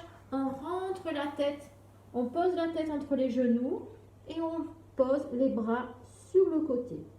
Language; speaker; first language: French; native; French